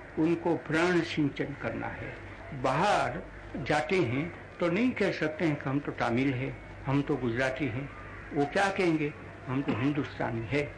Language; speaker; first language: Hindi; non-native, local second language; Gujarati